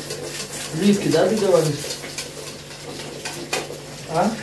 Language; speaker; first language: Russian; non-native, fluent; Tajik